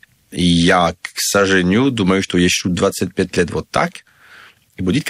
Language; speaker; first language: Russian; non-native, learner; French